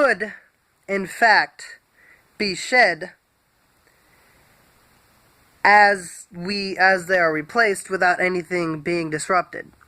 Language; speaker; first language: English; native; English